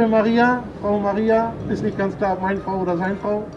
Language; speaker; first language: German; native; German